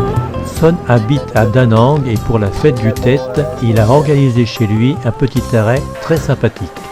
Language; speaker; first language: French; native; French